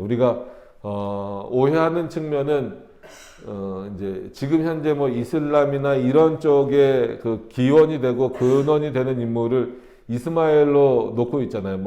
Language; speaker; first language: Korean; native; Korean